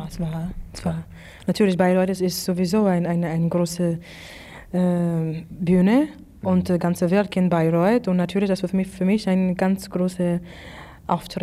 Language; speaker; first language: German; non-native, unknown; English